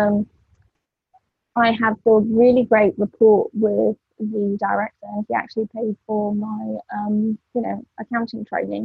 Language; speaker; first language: English; non-native, fluent; Russian